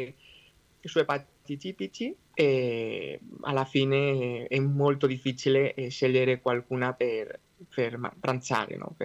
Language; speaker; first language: Italian; non-native, fluent; Spanish